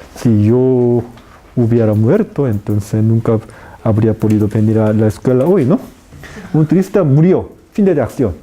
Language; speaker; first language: Spanish; non-native, fluent; Korean